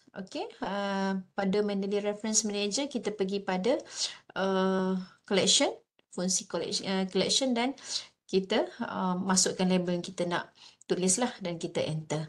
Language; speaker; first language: Malay; native; Malay